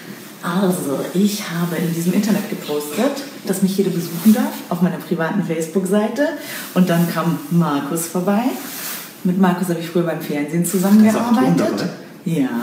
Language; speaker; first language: German; native; German